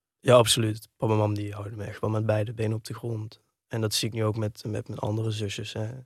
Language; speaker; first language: Dutch; native; Dutch